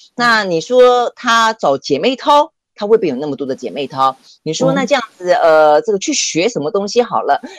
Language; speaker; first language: Chinese; native; Chinese